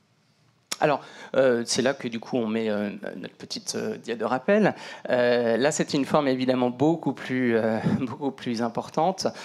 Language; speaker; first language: French; native; French